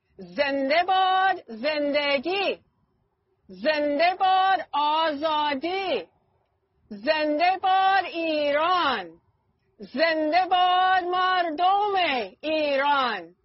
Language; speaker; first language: Persian; non-native, learner; English